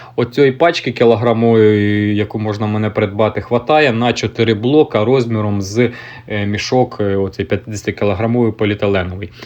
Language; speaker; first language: Ukrainian; native; Ukrainian